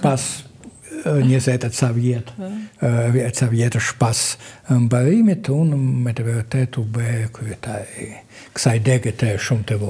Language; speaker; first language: Albanian; non-native, fluent; Russian